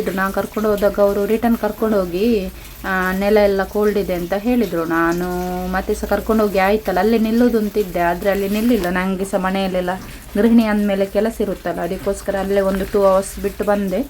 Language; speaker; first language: Kannada; non-native, local second language; Tulu